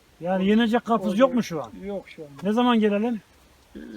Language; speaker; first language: Turkish; native; Turkish